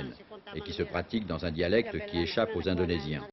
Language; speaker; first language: French; native; French